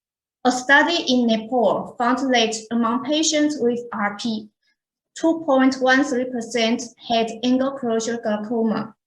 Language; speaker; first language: English; non-native, fluent; Chinese